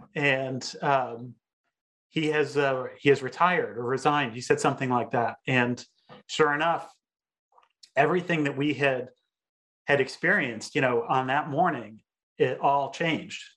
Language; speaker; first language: English; native; English